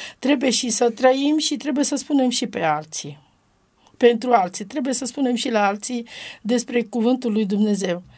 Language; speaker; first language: Romanian; non-native, local second language; Romany